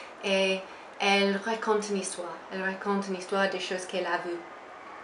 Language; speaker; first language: French; non-native, fluent; English